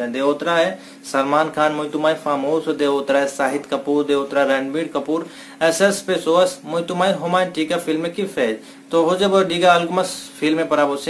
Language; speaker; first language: Portuguese; non-native, learner; Hindi